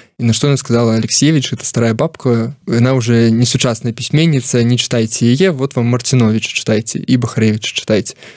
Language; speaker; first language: Belarusian; non-native, local second language; Russian